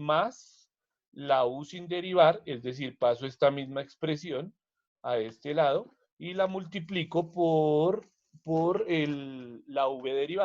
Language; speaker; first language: Spanish; native; Spanish